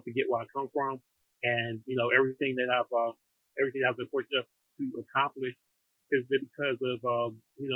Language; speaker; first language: English; native; English